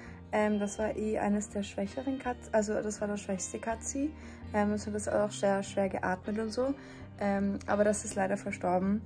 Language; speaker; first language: German; native; German